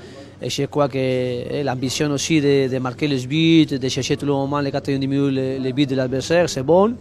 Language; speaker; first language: French; non-native, fluent; Spanish